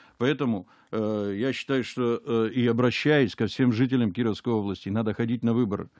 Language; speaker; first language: Russian; native; Russian